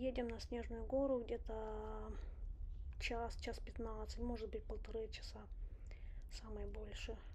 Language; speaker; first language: Russian; non-native, local second language; Romanian